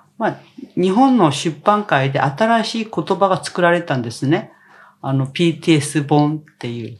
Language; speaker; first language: Japanese; non-native, fluent; Korean